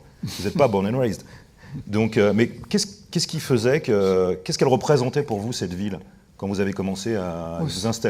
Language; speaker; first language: French; native; French